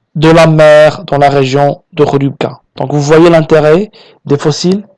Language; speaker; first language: French; non-native, local second language; Arabic